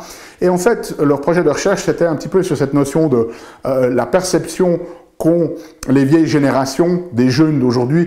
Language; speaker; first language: French; native; French